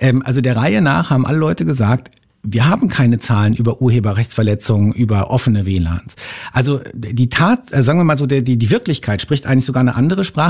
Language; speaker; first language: German; native; German